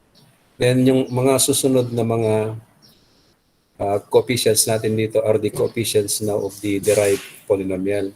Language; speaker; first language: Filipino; native; Filipino